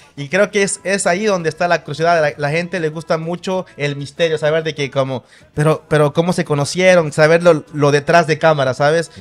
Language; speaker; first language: Spanish; early bilingual, heritage; Spanish